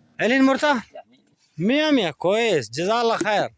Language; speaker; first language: Arabic; non-native, learner; Saraiki